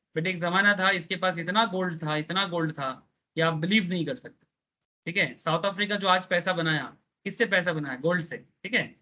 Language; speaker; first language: Hindi; non-native, local second language; Bangla